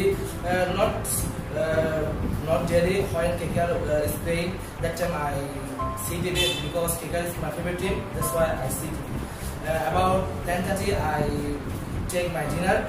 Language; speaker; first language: English; non-native, learner; Bangla